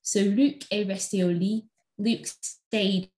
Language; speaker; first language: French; non-native, fluent; English